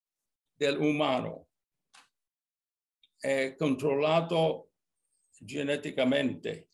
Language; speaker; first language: Italian; early bilingual, heritage; English